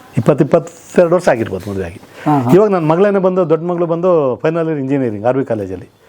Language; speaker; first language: Kannada; native; Kannada